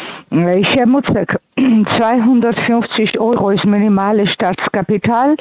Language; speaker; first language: German; non-native, fluent; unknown